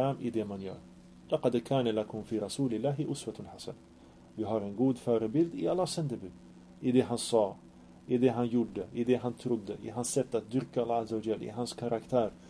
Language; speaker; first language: Swedish; early bilingual, other home language; Arabic